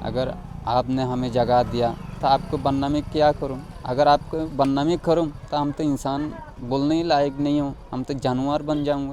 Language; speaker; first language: Hindi; non-native, fluent; Rohingya